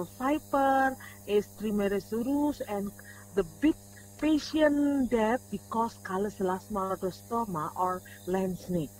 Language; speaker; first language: English; non-native, learner; Indonesian